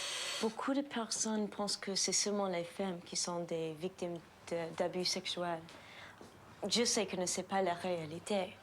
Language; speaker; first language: French; non-native, local second language; English